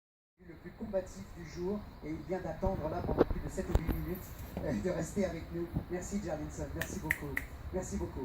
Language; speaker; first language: French; native; French